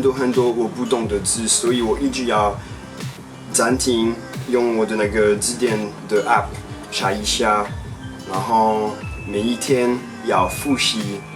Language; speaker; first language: Chinese; non-native, fluent; French